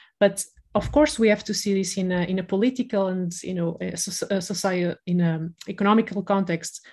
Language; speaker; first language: English; non-native, fluent; Spanish